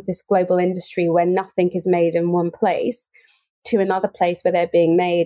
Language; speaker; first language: English; native; English